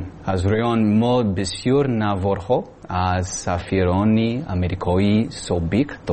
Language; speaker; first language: Persian; non-native, learner; English